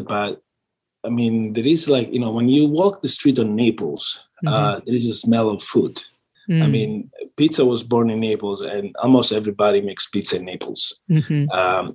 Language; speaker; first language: English; non-native, fluent; Italian